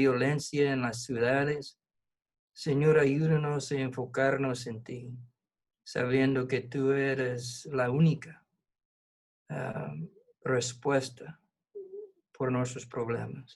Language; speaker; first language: Spanish; non-native, fluent; English